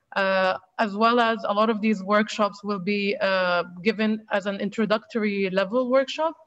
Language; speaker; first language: English; non-native, fluent; Arabic